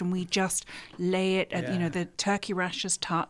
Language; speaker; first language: English; native; English